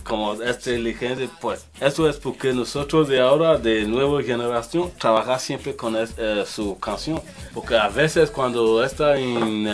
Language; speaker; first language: Spanish; non-native, learner; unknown